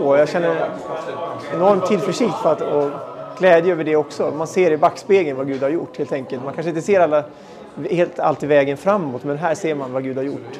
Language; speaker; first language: Swedish; native; Swedish